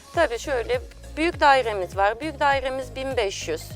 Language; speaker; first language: Turkish; native; Turkish